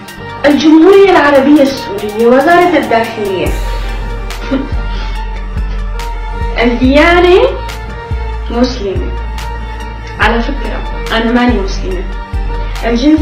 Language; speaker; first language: Arabic; non-native, local second language; Kurdish